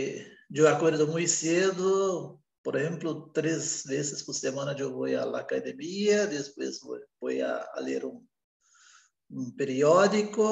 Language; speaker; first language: Spanish; non-native, learner; Portuguese